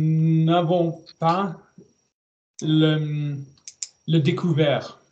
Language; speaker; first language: French; non-native, learner; German